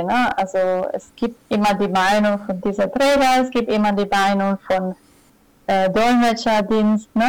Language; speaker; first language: German; non-native, fluent; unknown